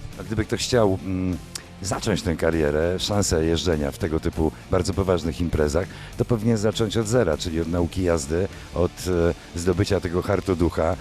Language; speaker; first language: Polish; native; Polish